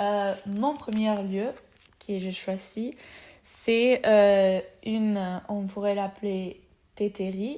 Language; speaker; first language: French; non-native, learner; Spanish